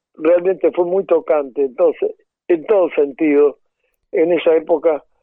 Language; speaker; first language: Spanish; native; Spanish